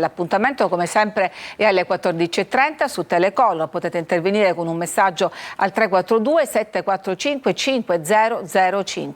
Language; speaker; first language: Italian; native; Italian